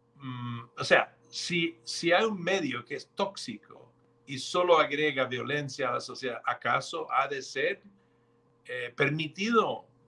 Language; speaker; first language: Spanish; non-native, fluent; English